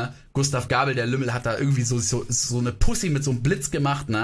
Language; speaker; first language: German; native; German